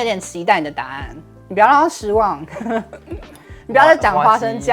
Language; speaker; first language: Chinese; native; Chinese